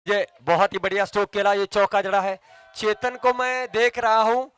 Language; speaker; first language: Hindi; non-native, local second language; Marathi